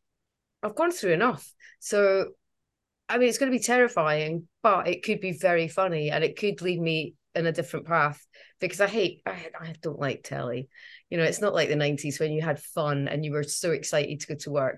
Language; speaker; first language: English; native; English